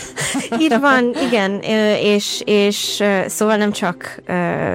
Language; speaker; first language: Hungarian; non-native, fluent; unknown